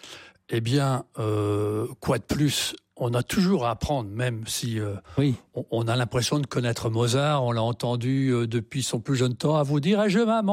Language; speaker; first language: French; native; French